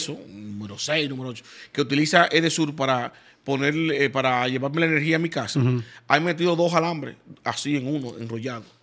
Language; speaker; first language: Spanish; native; Spanish